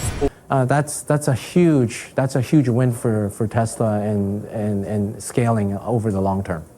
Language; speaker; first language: English; native; English